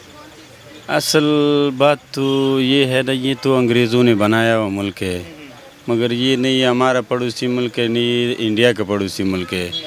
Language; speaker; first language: Hindi; non-native, fluent; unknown